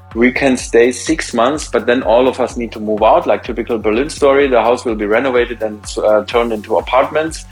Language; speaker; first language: English; non-native, fluent; German